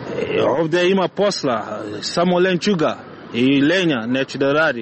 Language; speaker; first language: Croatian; non-native, learner; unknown